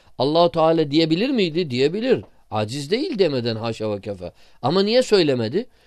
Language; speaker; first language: Turkish; non-native, fluent; Arabic